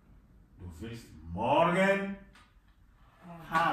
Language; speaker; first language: German; non-native, fluent; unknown